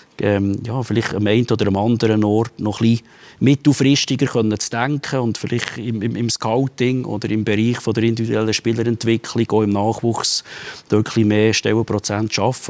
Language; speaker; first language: German; native; German